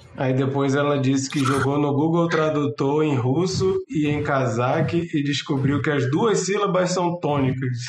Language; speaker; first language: Portuguese; native; Portuguese